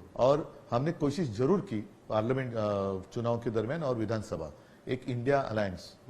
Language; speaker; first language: Hindi; non-native, local second language; Marathi